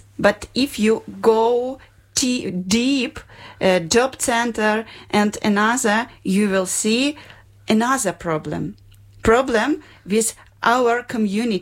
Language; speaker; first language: English; non-native, learner; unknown